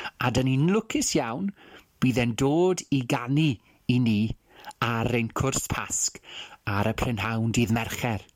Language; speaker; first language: Welsh; non-native, fluent; English